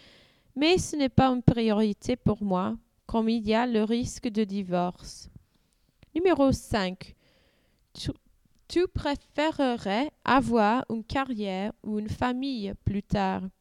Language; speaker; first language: French; non-native, learner; English